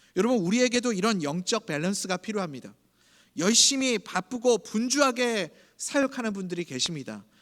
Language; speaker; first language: Korean; native; Korean